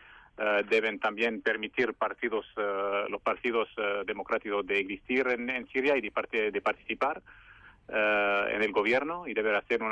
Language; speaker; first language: Spanish; non-native, fluent; Arabic